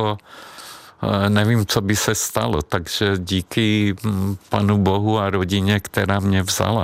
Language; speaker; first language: Czech; non-native, fluent; Hungarian